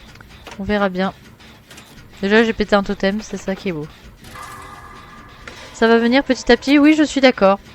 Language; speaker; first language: French; native; French